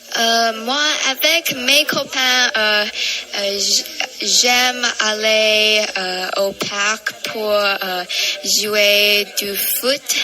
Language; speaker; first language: French; non-native, learner; English